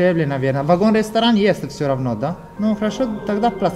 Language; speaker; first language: Russian; non-native, learner; Italian